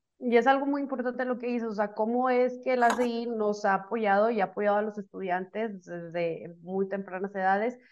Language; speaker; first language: Spanish; native; Spanish